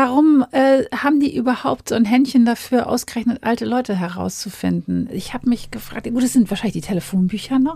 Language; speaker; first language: German; native; German